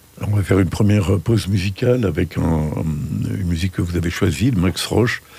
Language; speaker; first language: French; native; French